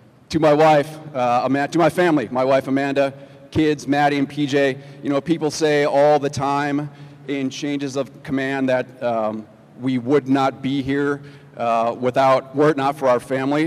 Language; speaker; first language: English; native; English